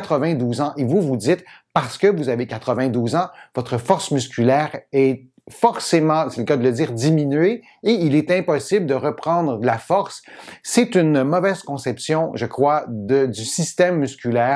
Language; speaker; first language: French; native; French